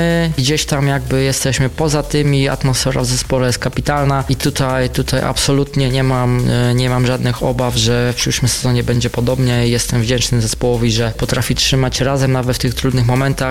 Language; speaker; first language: Polish; native; Polish